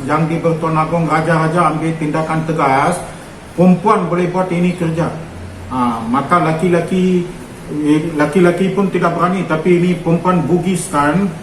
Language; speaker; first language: Malay; non-native, local second language; Tamil